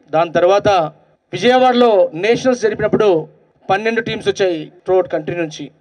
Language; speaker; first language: Telugu; native; Telugu